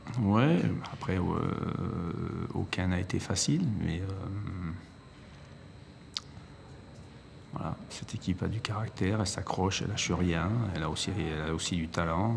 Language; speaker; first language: French; native; French